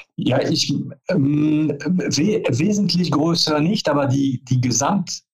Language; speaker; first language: German; non-native, fluent; French